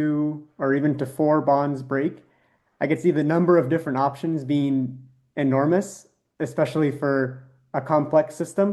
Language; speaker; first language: English; native; English